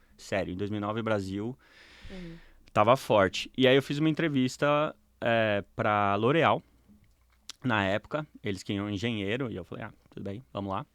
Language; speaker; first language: Portuguese; native; Portuguese